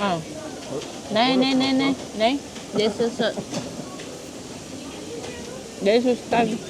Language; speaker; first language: Swedish; non-native, learner; Filipino